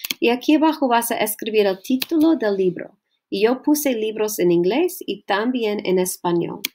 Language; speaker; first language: Spanish; non-native, learner; English